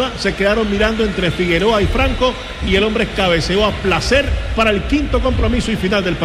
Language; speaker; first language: Spanish; native; Spanish